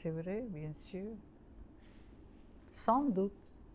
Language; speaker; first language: French; non-native, learner; Russian